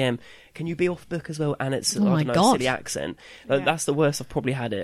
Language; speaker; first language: English; native; English